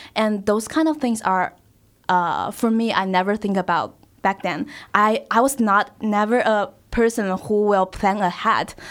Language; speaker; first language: English; non-native, fluent; Chinese